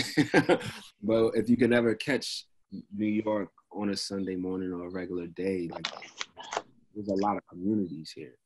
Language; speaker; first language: English; native; English